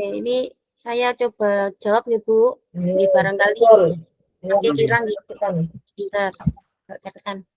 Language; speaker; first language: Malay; non-native, local second language; Javanese